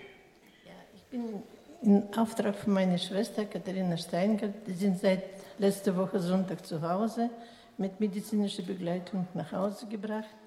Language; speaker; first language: German; non-native, learner; Russian